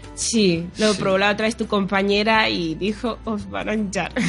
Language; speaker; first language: Spanish; native; Spanish